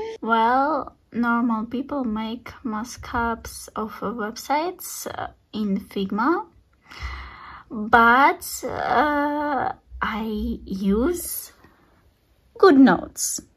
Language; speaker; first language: English; non-native, learner; Russian